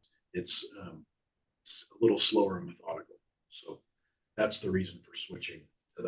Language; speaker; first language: English; native; English